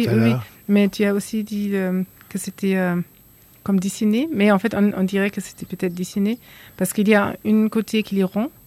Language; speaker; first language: French; non-native, fluent; German